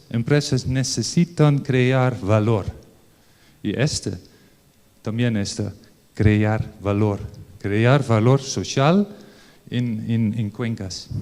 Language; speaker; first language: Spanish; non-native, learner; Dutch